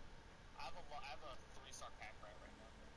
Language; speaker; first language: English; native; English